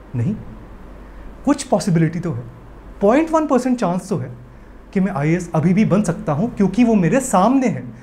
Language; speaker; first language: Hindi; native; Hindi